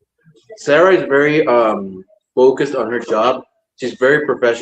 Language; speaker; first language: English; non-native, fluent; Spanish